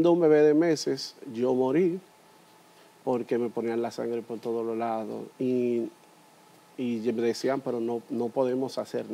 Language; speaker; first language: Spanish; native; Spanish